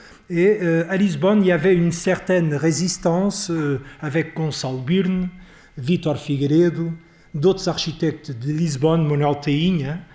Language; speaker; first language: French; non-native, fluent; Portuguese